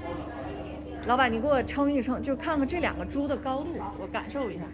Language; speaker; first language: Chinese; native; Chinese